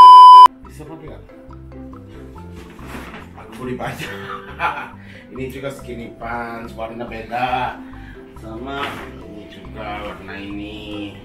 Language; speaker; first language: Indonesian; non-native, fluent; Japanese